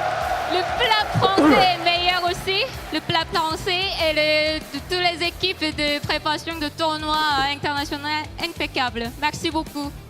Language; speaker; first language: French; non-native, learner; Korean